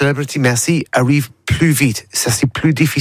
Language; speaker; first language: French; non-native, learner; English